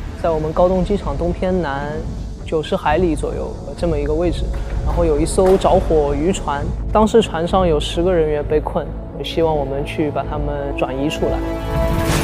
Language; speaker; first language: Chinese; native; Chinese